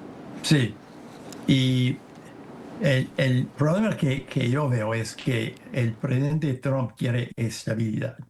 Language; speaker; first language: Spanish; non-native, fluent; English